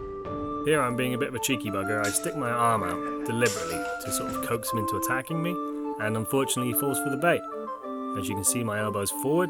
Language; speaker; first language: English; native; English